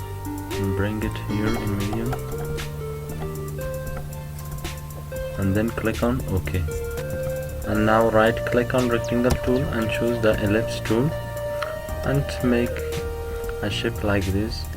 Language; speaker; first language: English; non-native, fluent; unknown